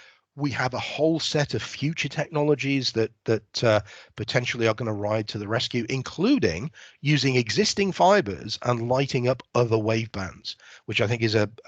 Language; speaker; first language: English; native; English